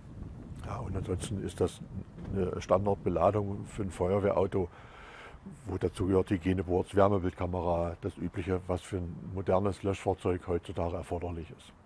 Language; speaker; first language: German; native; German